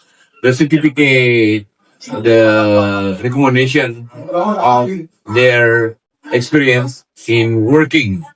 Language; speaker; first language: English; non-native, learner; Indonesian